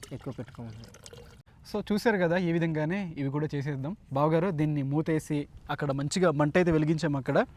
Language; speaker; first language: Telugu; native; Telugu